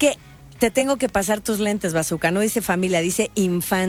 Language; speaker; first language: Spanish; native; Spanish